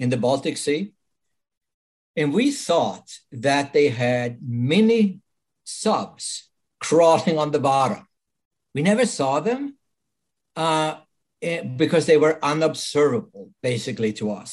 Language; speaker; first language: English; non-native, fluent; Swedish